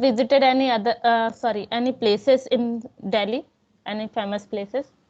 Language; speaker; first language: English; non-native, local second language; Hindi